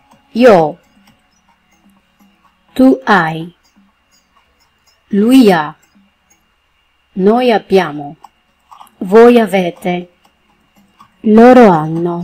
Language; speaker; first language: Italian; non-native, learner; Spanish